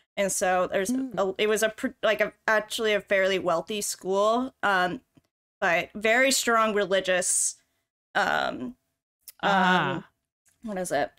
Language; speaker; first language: English; native; English